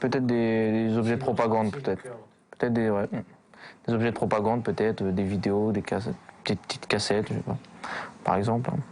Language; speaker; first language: French; early bilingual, other home language; Kurdish